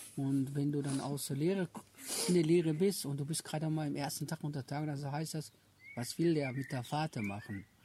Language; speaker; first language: German; early bilingual, other home language; Turkish